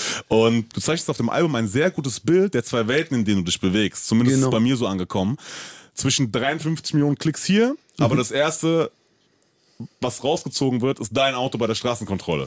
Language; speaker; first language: German; native; German